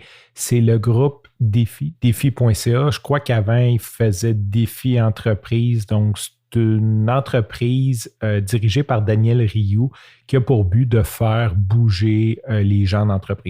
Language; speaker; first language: French; native; French